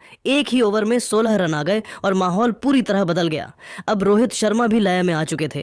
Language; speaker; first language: Hindi; native; Hindi